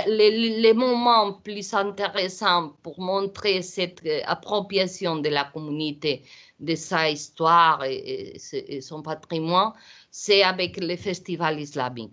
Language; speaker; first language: French; non-native, learner; Portuguese